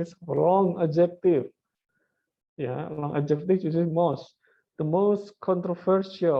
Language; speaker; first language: English; non-native, fluent; Indonesian